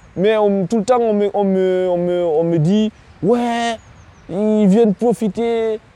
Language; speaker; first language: French; non-native, local second language; Fula